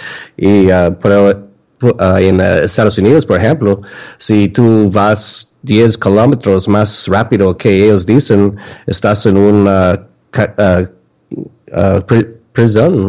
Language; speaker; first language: Spanish; non-native, learner; English